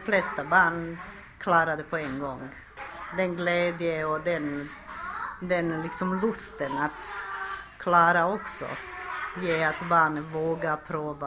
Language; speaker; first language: Swedish; non-native, fluent; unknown